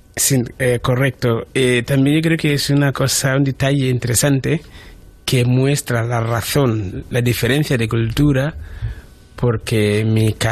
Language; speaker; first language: Spanish; non-native, fluent; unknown